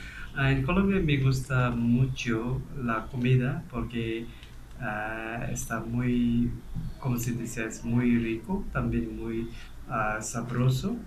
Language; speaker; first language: Spanish; non-native, learner; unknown